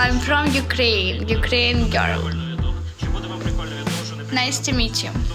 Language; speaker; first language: English; non-native, learner; Russian